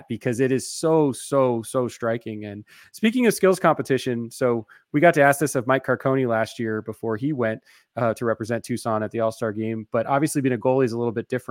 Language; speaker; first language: English; native; English